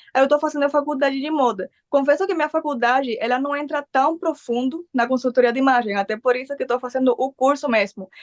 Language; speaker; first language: Portuguese; non-native, fluent; Spanish